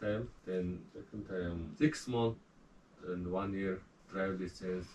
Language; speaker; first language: English; non-native, learner; Mongolian